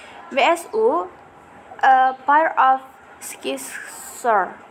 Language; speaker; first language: English; non-native, learner; Indonesian